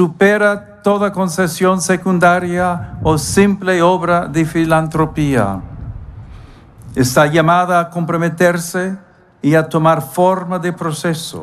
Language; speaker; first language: Spanish; non-native, fluent; English